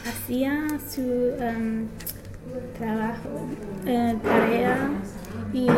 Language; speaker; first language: Spanish; non-native, learner; English